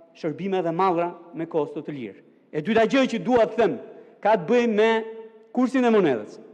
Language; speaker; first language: Albanian; native; Albanian